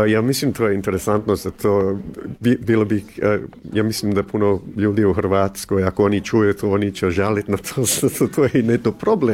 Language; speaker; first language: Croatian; early bilingual, heritage; English